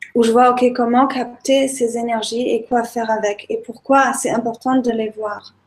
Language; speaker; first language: French; non-native, fluent; German